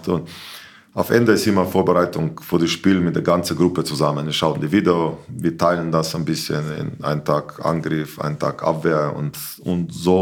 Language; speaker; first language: German; non-native, learner; Slovenian